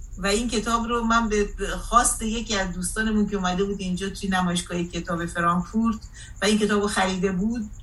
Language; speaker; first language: Persian; native; Persian